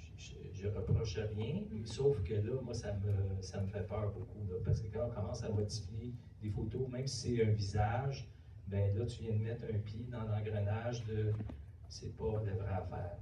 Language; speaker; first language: French; native; French